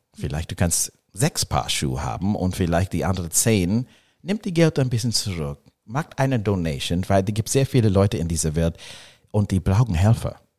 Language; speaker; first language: German; non-native, learner; English